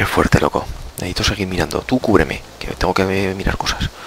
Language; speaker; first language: Spanish; native; Spanish